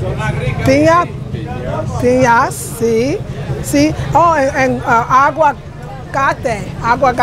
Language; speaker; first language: Spanish; non-native, learner; English